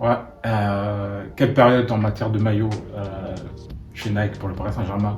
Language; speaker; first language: French; native; French